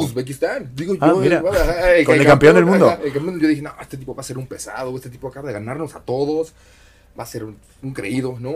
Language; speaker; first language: Spanish; native; Spanish